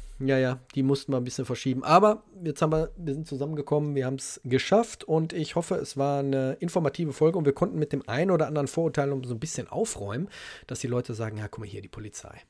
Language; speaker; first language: German; native; German